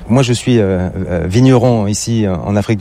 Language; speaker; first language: French; native; French